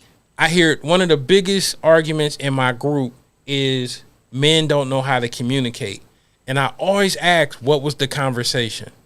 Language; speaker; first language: English; native; English